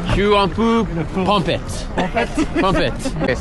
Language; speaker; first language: French; non-native, learner; English